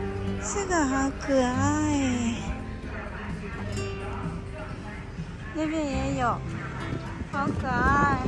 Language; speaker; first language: Chinese; non-native, fluent; Japanese